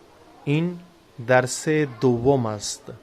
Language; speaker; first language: Persian; non-native, fluent; Urdu